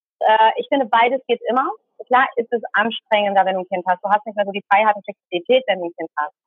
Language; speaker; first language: German; early bilingual, other home language; Tamil